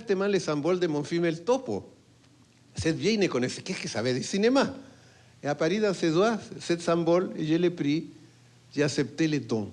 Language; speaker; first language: French; non-native, fluent; Spanish